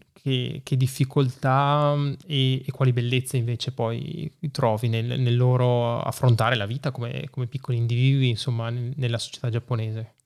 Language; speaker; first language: Italian; native; Italian